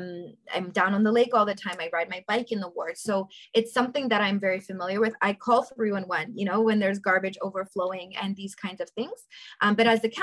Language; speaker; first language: English; native; English